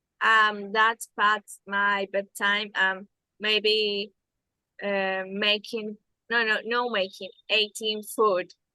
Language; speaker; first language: English; non-native, learner; Spanish